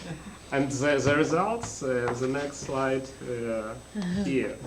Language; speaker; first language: English; non-native, learner; Russian